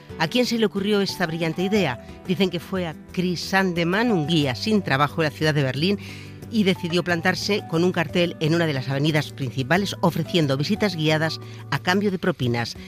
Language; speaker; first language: Spanish; native; Spanish